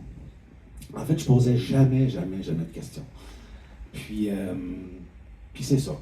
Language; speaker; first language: French; native; French